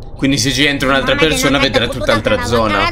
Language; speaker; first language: Italian; native; Italian